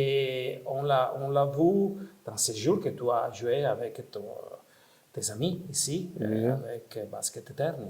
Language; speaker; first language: French; non-native, fluent; Italian